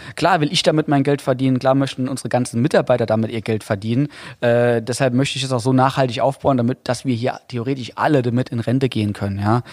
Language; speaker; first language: German; native; German